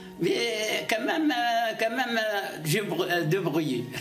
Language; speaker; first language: French; non-native, learner; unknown